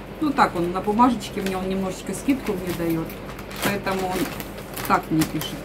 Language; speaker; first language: Russian; native; Russian